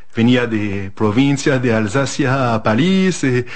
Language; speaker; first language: Spanish; non-native, fluent; French